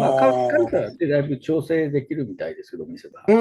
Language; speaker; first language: Japanese; native; Japanese